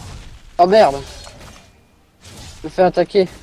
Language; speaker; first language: French; native; French